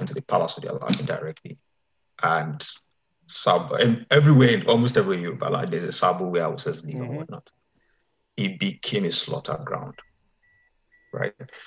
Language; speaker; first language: English; non-native, local second language; Yoruba